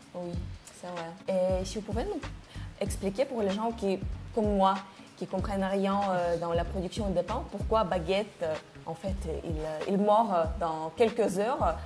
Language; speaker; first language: French; non-native, fluent; Russian